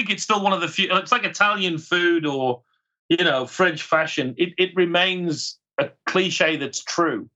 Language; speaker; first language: English; native; English